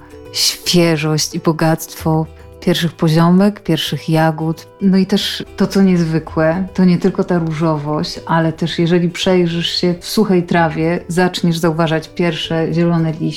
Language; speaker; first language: Polish; native; Polish